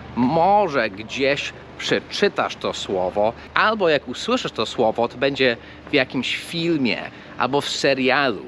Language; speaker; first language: Polish; non-native, fluent; English